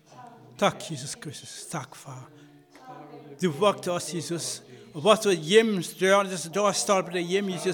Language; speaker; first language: Danish; non-native, fluent; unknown